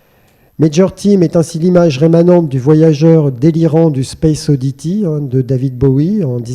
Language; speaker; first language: French; native; French